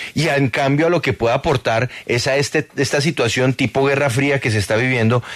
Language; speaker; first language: Spanish; native; Spanish